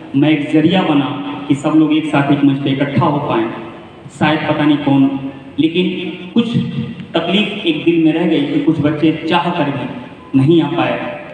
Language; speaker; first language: Hindi; native; Hindi